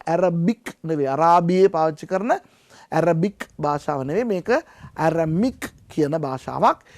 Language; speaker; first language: Sinhala; non-native, local second language; Tamil